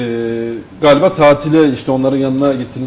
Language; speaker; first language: Turkish; native; Turkish